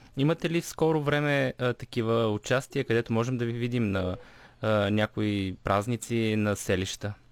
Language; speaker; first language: Bulgarian; native; Bulgarian